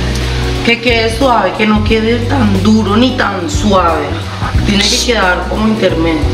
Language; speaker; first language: Spanish; native; Spanish